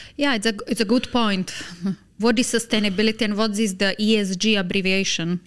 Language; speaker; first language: English; non-native, fluent; Slovak